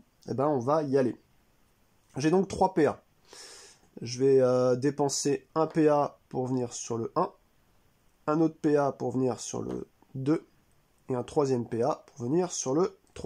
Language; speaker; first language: French; native; French